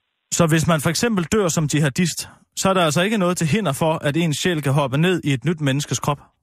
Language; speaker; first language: Danish; native; Danish